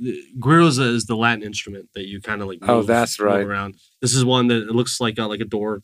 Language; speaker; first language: English; native; English